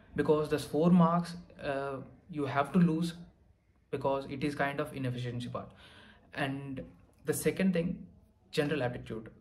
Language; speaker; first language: English; non-native, local second language; Telugu